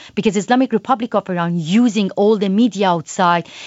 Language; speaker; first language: English; non-native, fluent; Persian